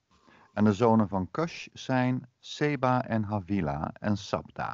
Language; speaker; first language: Dutch; native; Dutch